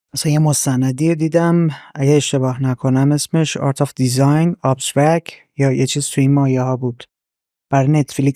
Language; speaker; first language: Persian; native; Persian